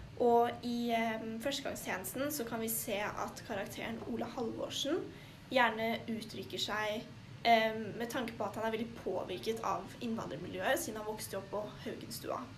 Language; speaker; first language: Norwegian; native; Norwegian